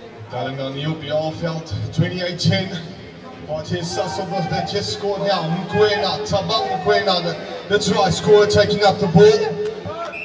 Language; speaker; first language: English; non-native, local second language; Afrikaans